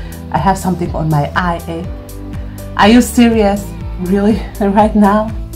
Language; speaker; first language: English; non-native, fluent; Macedonian